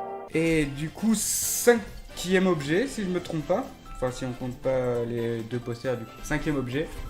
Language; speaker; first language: French; native; French